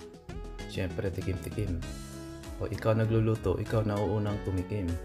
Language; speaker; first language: Filipino; native; Filipino